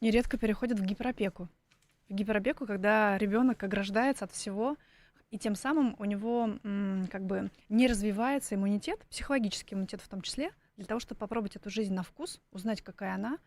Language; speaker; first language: Russian; native; Russian